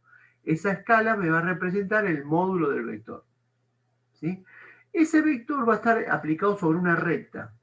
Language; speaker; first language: Spanish; native; Spanish